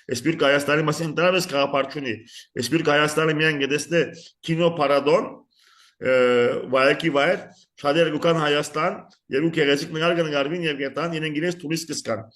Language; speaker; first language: Armenian; early bilingual, heritage; Armenian